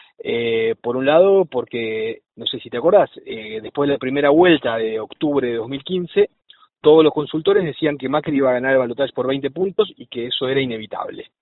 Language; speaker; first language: Spanish; native; Spanish